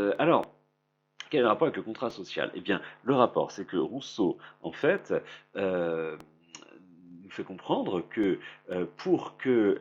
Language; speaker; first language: French; native; French